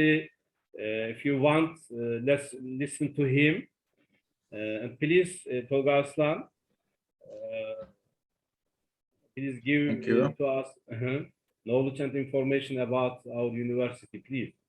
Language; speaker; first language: English; non-native, learner; Turkish